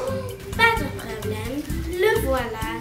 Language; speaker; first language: French; non-native, learner; English